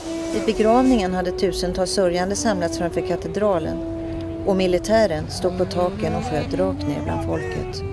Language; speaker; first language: Swedish; native; Swedish